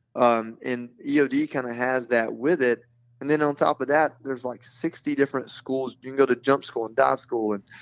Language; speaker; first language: English; native; English